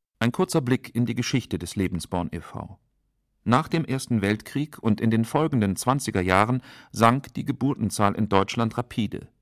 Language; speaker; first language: German; native; German